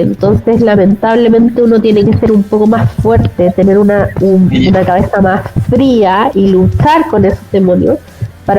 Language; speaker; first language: Spanish; native; Spanish